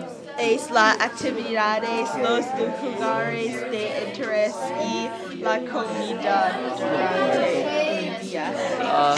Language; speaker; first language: Spanish; non-native, learner; English